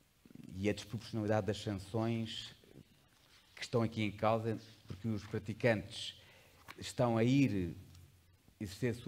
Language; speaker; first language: Portuguese; native; Portuguese